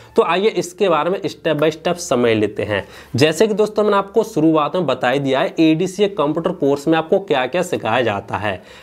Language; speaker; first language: Hindi; native; Hindi